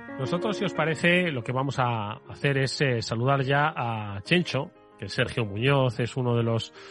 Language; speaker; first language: Spanish; native; Spanish